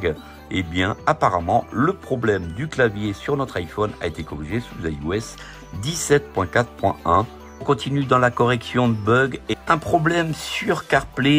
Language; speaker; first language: French; native; French